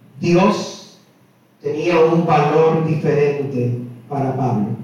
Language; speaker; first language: Spanish; native; Spanish